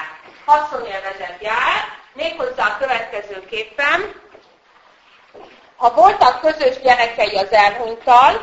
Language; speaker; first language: Hungarian; native; Hungarian